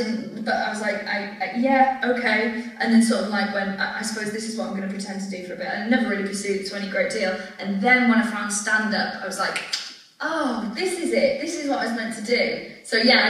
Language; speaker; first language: English; native; English